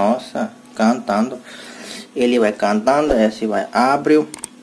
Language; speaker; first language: Portuguese; non-native, learner; Hindi